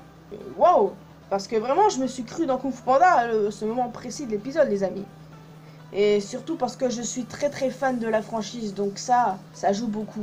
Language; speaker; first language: French; native; French